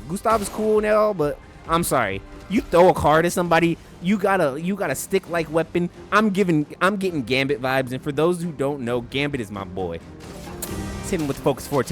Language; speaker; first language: English; native; English